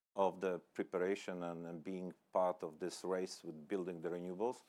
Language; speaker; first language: English; non-native, fluent; Polish